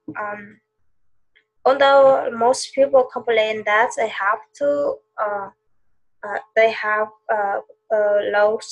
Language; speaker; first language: English; non-native, learner; Vietnamese